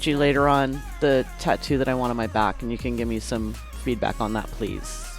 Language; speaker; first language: English; native; English